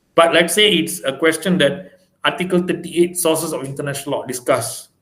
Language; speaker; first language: English; non-native, local second language; Malay